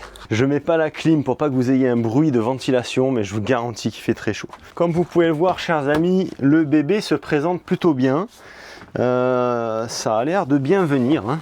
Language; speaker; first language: French; native; French